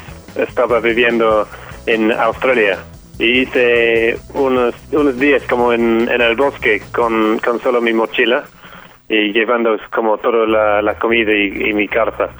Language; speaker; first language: Spanish; non-native, fluent; English